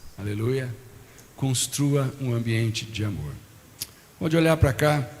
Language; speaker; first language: Portuguese; native; Portuguese